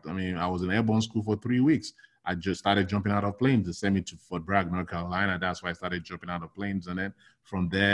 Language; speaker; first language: English; non-native, local second language; Yoruba